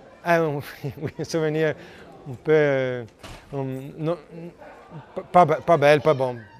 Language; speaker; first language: French; non-native, learner; Italian